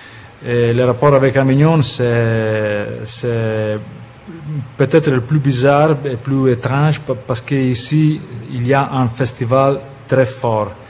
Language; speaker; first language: French; non-native, fluent; Italian